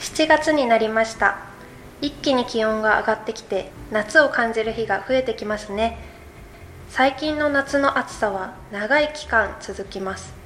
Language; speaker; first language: Japanese; native; Japanese